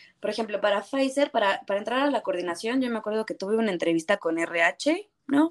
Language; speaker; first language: Spanish; native; Spanish